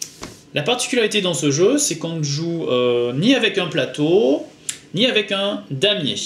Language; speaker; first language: French; native; French